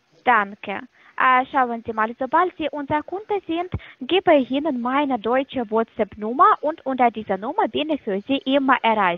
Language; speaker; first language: German; non-native, fluent; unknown